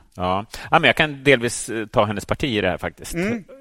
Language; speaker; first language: Swedish; native; Swedish